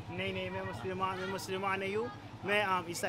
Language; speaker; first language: Hindi; non-native, learner; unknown